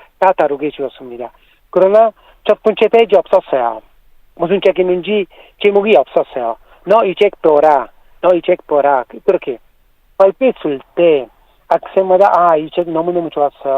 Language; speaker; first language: Korean; non-native, learner; Italian